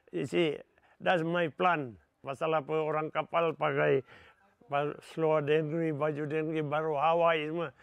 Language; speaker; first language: Malay; native; Malay